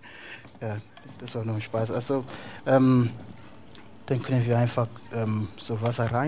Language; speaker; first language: German; non-native, fluent; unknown